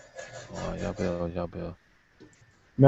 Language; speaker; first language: Spanish; non-native, learner; English